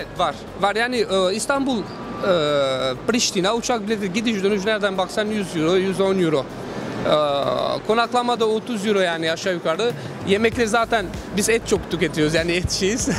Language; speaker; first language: Turkish; non-native, fluent; Albanian